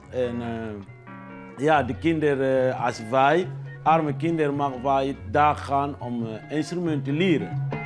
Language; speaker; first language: Dutch; non-native, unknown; Lingala